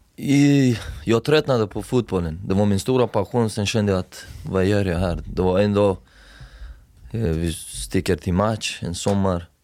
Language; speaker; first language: Swedish; early bilingual, other home language; Persian